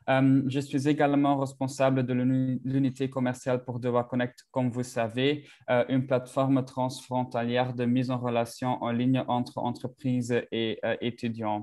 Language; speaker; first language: French; non-native, local second language; Dutch